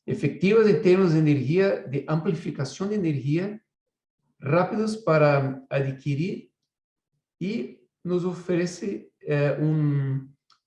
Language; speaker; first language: Spanish; non-native, fluent; Portuguese